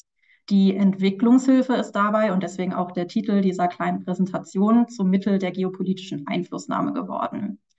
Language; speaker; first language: German; native; German